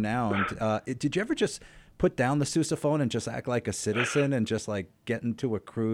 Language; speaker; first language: English; native; English